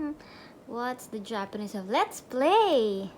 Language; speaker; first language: English; non-native, local second language; Filipino